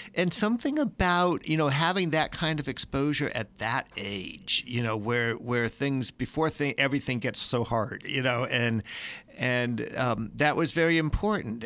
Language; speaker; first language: English; native; English